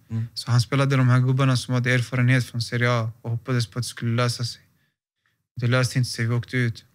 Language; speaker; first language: Swedish; native; Swedish